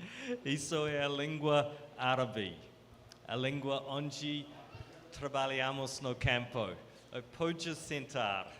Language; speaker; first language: Portuguese; non-native, fluent; English